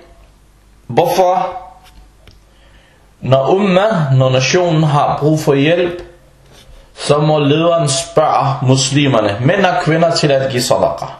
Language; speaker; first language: Danish; non-native, fluent; Arabic